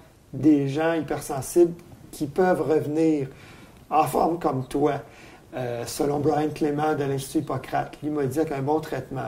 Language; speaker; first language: French; native; French